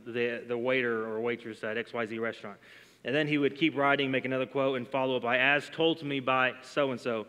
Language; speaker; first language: English; native; English